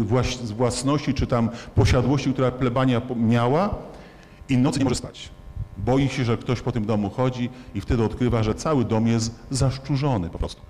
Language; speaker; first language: Polish; native; Polish